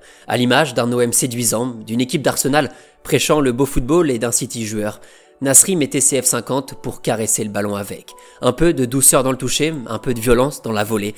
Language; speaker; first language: French; native; French